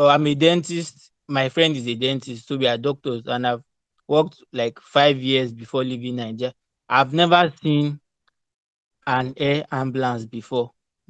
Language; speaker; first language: English; non-native, local second language; Yoruba